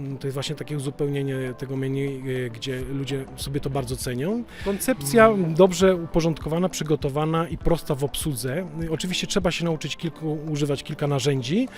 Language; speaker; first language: Polish; early bilingual, other home language; Italian